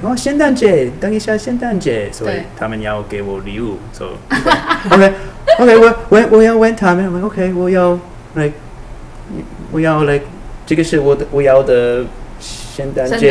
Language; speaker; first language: Chinese; non-native, learner; English